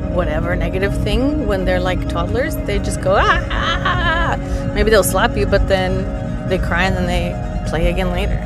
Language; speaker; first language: English; early bilingual, other home language; Spanish